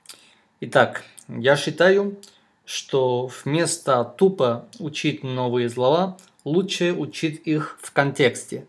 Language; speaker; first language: Russian; non-native, fluent; Spanish